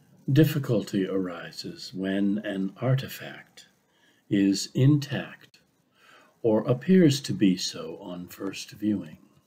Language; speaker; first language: English; native; English